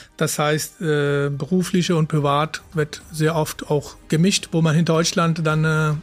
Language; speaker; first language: German; early bilingual, other home language; Punjabi